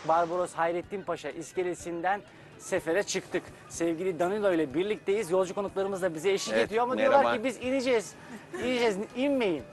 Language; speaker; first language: Turkish; native; Turkish